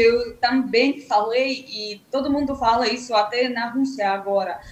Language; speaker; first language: Portuguese; non-native, fluent; Russian